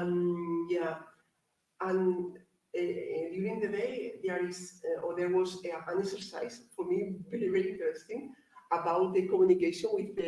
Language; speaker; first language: English; non-native, learner; Spanish